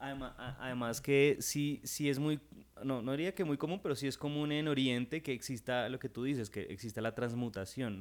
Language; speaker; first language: Spanish; native; Spanish